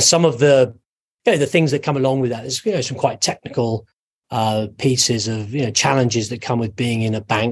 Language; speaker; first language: English; native; English